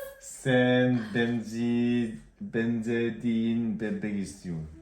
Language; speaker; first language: Turkish; non-native, learner; Korean